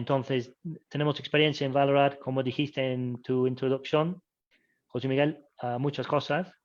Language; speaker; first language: Spanish; non-native, fluent; English